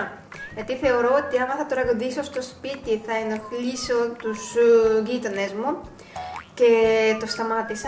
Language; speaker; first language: Greek; non-native, fluent; Japanese